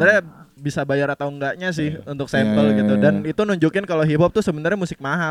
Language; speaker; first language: Indonesian; native; Indonesian